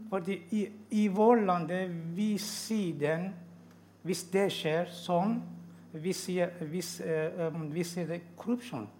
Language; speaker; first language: Norwegian; non-native, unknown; Persian